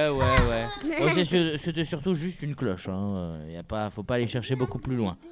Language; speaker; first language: French; native; French